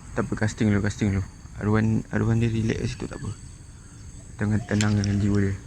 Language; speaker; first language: Malay; native; Malay